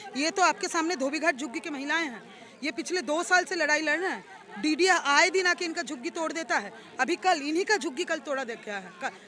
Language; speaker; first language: Hindi; non-native, local second language; Bangla